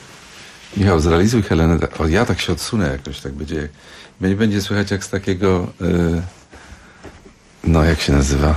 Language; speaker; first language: Polish; native; Polish